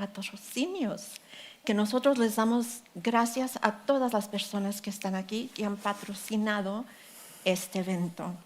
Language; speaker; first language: Spanish; early bilingual, heritage; Spanish